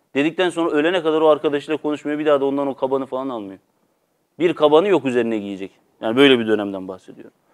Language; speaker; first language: Turkish; native; Turkish